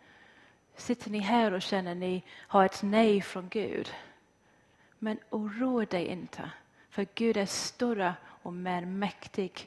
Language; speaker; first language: Swedish; non-native, fluent; English